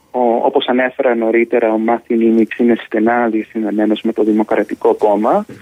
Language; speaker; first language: Greek; early bilingual, heritage; Greek